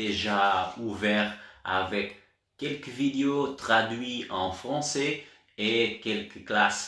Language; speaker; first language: French; non-native, learner; Portuguese